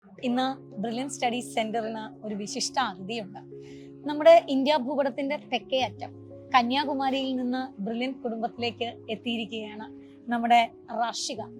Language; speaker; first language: Malayalam; native; Malayalam